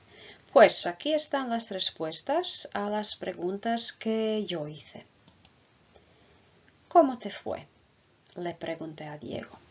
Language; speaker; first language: Spanish; non-native, fluent; Croatian